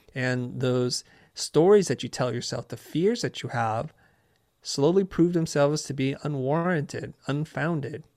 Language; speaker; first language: English; early bilingual, other home language; Vietnamese